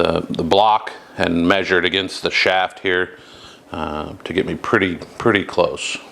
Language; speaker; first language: English; native; English